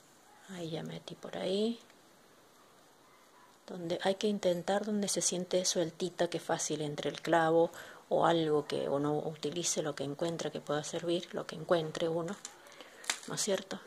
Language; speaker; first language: Spanish; native; Spanish